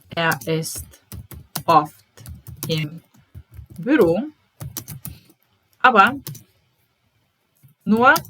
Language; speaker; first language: German; non-native, fluent; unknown